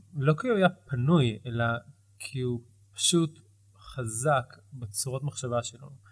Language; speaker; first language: Hebrew; early bilingual, heritage; Hebrew